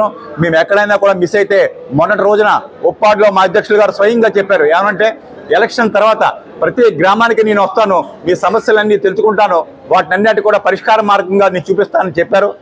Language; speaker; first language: Telugu; native; Telugu